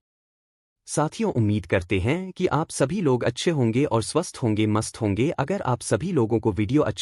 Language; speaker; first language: Hindi; native; Hindi